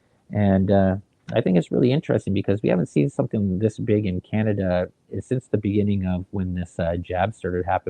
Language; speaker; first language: English; native; English